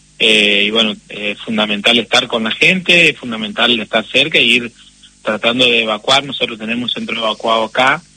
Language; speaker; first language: Spanish; native; Spanish